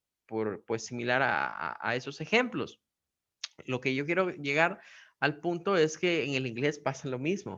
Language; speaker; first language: Spanish; native; Spanish